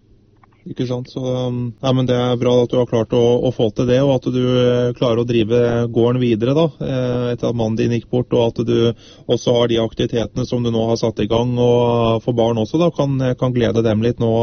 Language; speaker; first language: Norwegian; native; Norwegian